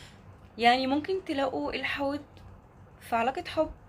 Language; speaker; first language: Arabic; native; Arabic